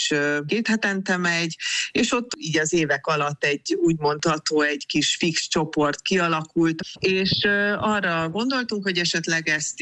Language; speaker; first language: Hungarian; native; Hungarian